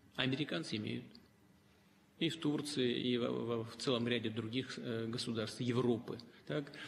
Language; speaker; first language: Russian; native; Russian